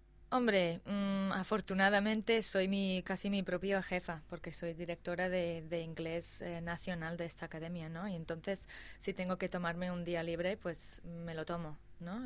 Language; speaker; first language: Spanish; non-native, fluent; English